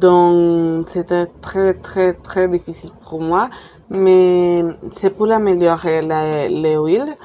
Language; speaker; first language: French; non-native, learner; Spanish